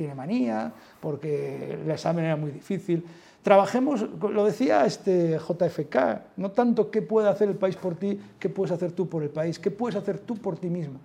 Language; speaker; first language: Spanish; native; Spanish